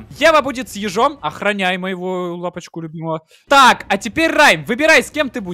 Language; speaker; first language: Russian; native; Russian